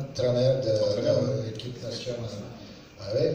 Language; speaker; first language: French; non-native, learner; Serbian